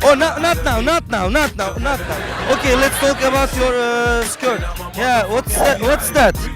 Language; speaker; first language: English; non-native, learner; Turkish